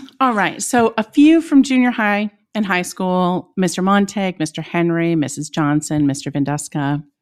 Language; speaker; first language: English; native; English